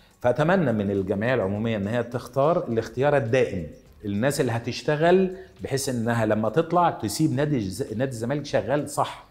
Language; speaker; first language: Arabic; native; Arabic